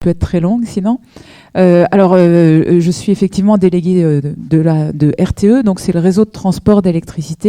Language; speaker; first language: French; native; French